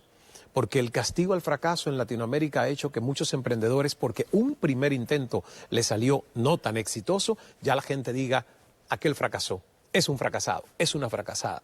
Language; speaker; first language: Spanish; native; Spanish